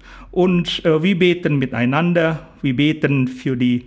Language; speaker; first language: German; non-native, fluent; Indonesian